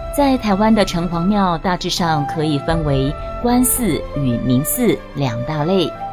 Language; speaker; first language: Chinese; native; Chinese